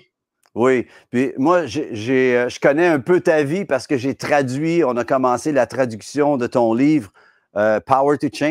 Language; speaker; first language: French; native; French